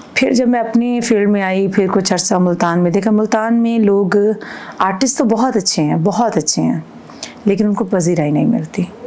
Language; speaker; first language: Urdu; non-native, local second language; Punjabi